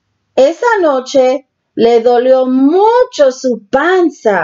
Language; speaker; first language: Spanish; early bilingual, heritage; Spanish